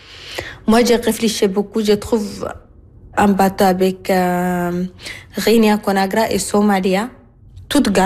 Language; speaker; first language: French; non-native, learner; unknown